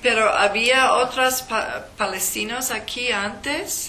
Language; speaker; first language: Spanish; non-native, learner; English